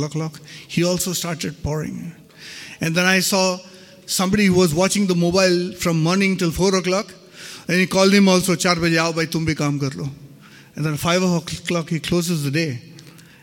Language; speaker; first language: English; non-native, local second language; Hindi